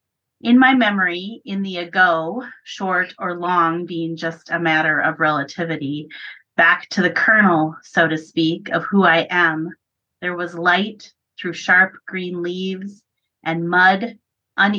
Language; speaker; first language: English; native; English